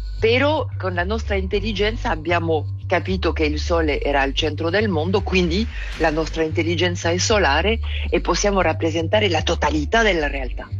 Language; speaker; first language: Italian; non-native, fluent; French